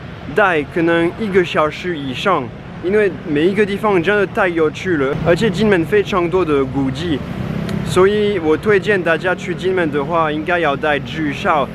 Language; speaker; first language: Chinese; non-native, fluent; French